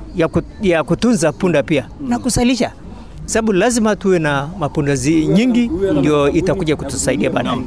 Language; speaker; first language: Swahili; non-native, local second language; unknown